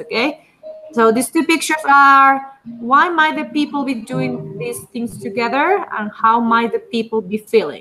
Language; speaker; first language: English; non-native, fluent; Spanish